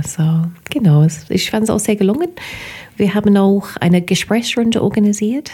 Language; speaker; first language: German; non-native, fluent; English